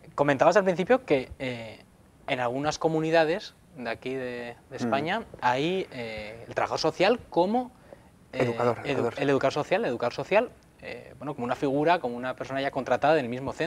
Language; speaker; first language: Spanish; native; Spanish